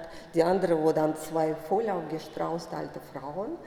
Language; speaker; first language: German; non-native, fluent; Russian